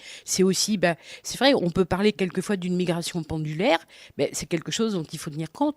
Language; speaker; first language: French; native; French